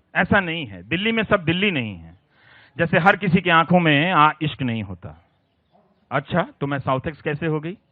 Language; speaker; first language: Hindi; non-native, local second language; Bhojpuri